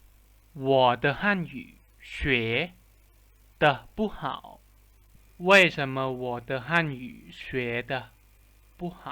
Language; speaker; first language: Chinese; non-native, fluent; Lao